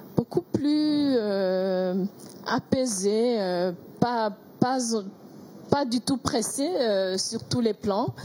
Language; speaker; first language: French; non-native, local second language; Kinyarwanda